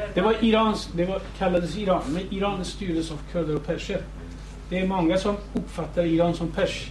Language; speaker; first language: Swedish; non-native, fluent; Kurdish